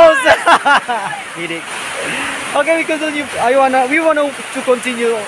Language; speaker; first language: English; non-native, learner; Indonesian